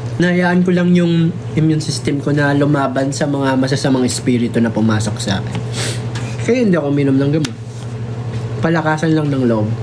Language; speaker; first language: Filipino; non-native, local second language; Waray